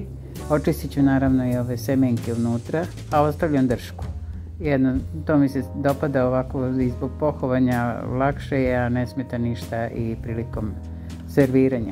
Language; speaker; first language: Serbian; native; Serbian